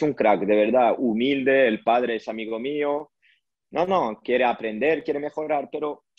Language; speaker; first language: Spanish; early bilingual, heritage; French